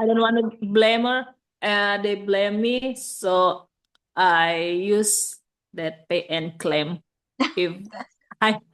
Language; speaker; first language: English; non-native, learner; Indonesian